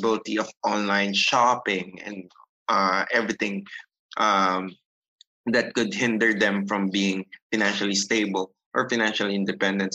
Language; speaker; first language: English; non-native, local second language; Filipino